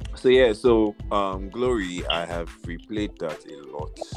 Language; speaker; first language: English; non-native, local second language; Yoruba